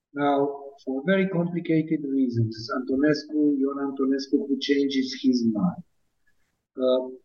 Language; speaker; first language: English; non-native, fluent; Romanian